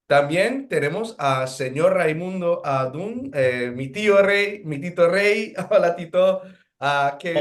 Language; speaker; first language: Spanish; non-native, fluent; English